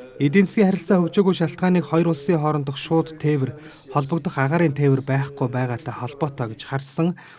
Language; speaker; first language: Mongolian; non-native, fluent; Turkish